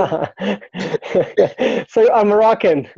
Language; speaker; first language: English; non-native, fluent; Arabic